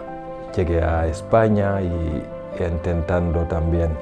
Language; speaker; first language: Spanish; non-native, fluent; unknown